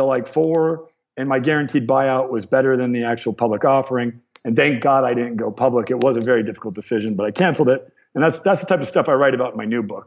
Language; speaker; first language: English; native; English